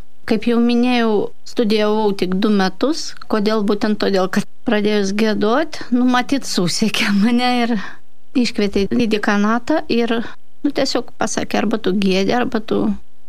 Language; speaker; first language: Lithuanian; non-native, fluent; Russian